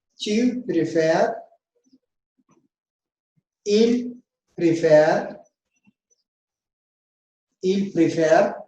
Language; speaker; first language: French; non-native, fluent; Amharic